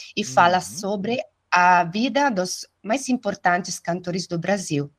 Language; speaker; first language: Portuguese; non-native, fluent; Italian